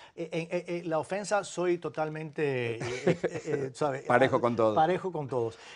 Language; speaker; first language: Spanish; early bilingual, heritage; Spanish